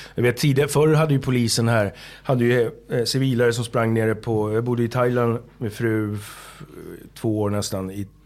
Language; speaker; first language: Swedish; native; Swedish